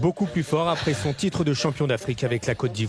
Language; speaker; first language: French; native; French